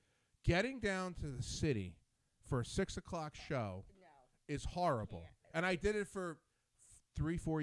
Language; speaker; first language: English; native; English